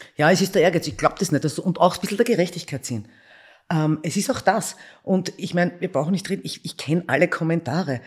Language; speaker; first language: German; native; German